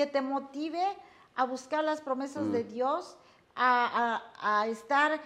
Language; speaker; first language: Spanish; native; Spanish